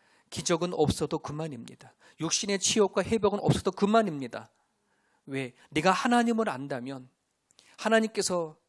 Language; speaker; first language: Korean; native; Korean